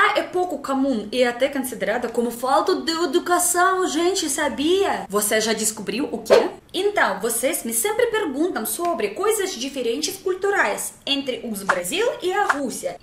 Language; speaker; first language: Portuguese; non-native, fluent; Russian